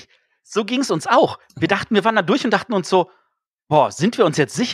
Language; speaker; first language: German; native; German